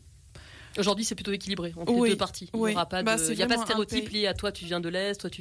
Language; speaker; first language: French; native; French